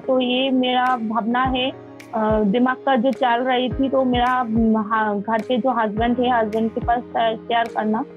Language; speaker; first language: Hindi; non-native, local second language; Bangla